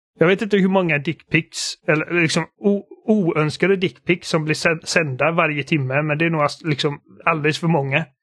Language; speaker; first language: Swedish; native; Swedish